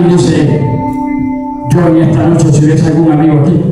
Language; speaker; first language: Spanish; native; Spanish